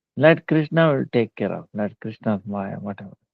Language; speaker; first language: English; non-native, local second language; Kannada